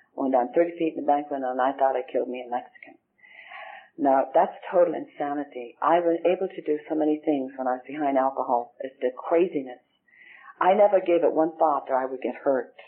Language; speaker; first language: English; native; English